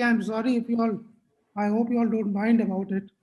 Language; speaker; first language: English; non-native, local second language; Hindi